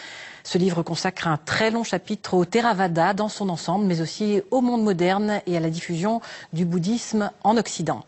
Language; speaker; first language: French; native; French